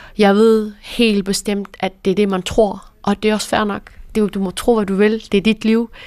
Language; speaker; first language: Danish; early bilingual, other home language; Persian